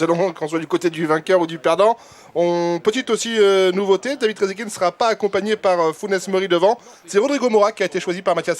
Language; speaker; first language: French; native; French